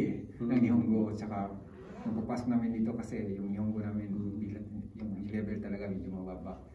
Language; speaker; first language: Filipino; native; Filipino